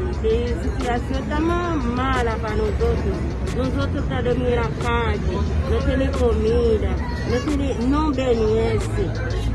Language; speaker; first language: Spanish; non-native, learner; Haitian Creole